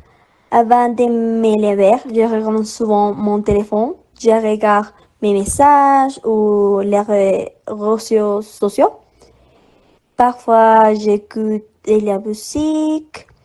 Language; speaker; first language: French; non-native, learner; Spanish